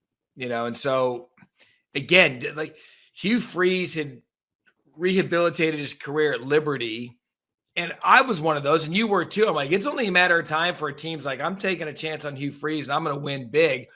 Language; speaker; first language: English; native; English